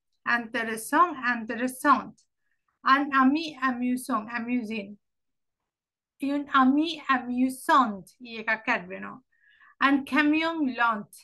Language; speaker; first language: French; non-native, fluent; Sinhala